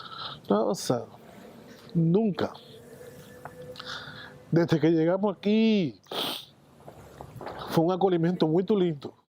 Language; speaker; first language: Portuguese; non-native, fluent; Spanish